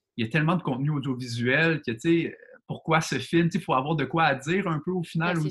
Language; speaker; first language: French; native; French